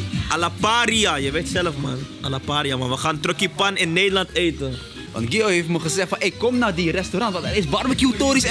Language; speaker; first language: Dutch; native; Dutch